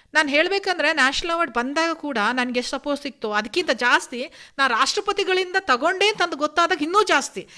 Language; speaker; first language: Kannada; non-native, local second language; Kodava